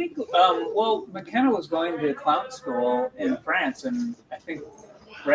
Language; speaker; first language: English; native; English